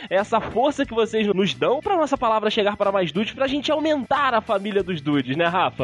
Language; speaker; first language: Portuguese; native; Portuguese